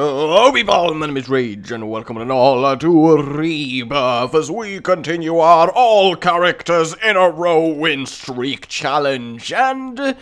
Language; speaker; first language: English; native; English